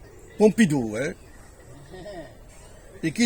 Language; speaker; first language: French; native; French